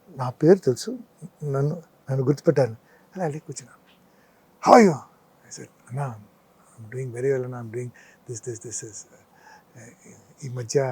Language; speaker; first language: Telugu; non-native, local second language; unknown